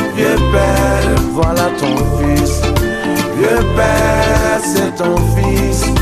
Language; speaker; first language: English; non-native, fluent; Dutch